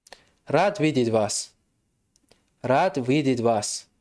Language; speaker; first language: Russian; non-native, fluent; Tajik